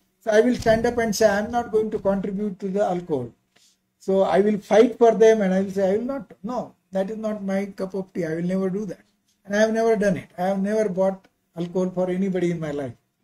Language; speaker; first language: English; non-native, local second language; Marathi